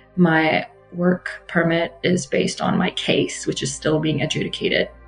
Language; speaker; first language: English; non-native, fluent; Arabic